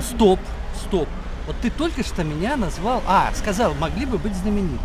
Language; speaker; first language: Russian; native; Russian